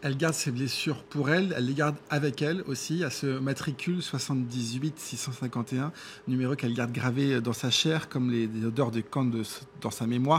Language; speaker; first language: French; native; French